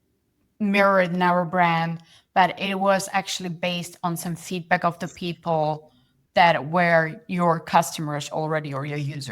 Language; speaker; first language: English; non-native, fluent; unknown